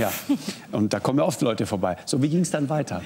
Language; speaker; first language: German; native; German